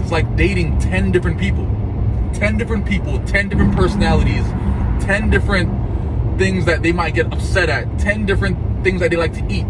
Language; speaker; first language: English; native; English